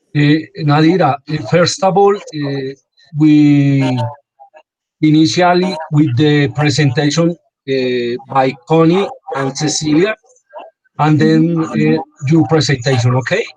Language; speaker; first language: English; non-native, learner; Spanish